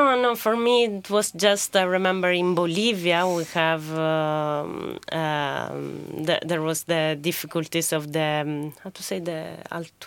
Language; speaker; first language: English; non-native, fluent; Italian